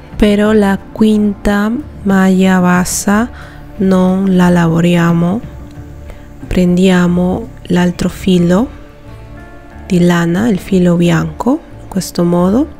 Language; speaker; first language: Italian; non-native, fluent; Spanish